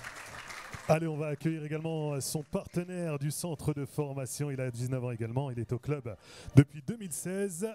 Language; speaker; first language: French; native; French